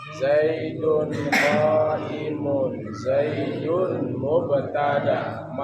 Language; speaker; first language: Arabic; non-native, fluent; Indonesian